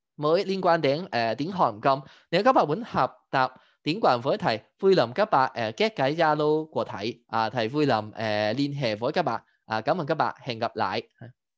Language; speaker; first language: Vietnamese; non-native, fluent; Cantonese